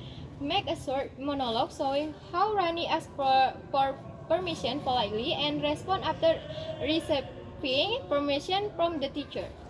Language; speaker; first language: English; non-native, learner; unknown